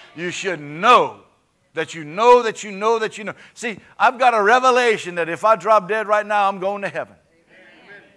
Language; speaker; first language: English; native; English